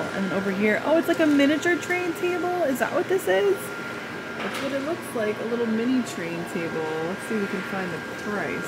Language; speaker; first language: English; native; English